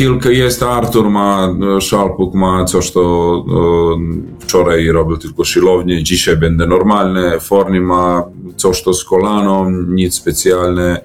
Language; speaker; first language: Polish; non-native, learner; Serbian